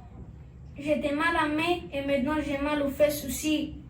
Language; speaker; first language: French; non-native, learner; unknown